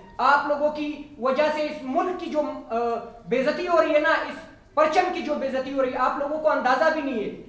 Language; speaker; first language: Urdu; non-native, local second language; Pashto